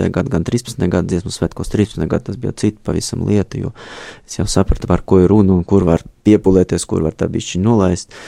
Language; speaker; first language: Latvian; non-native, fluent; Russian